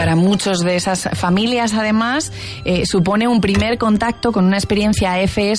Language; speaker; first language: Spanish; native; Spanish